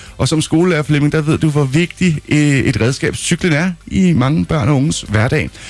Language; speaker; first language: Danish; native; Danish